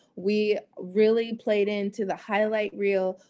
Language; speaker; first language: English; native; English